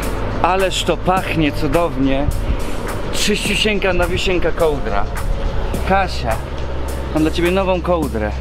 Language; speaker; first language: Polish; native; Polish